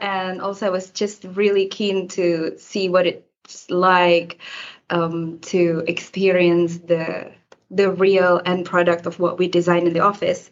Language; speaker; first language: English; non-native, fluent; Indonesian